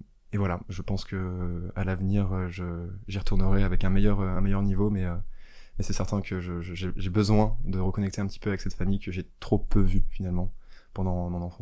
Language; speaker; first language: French; native; French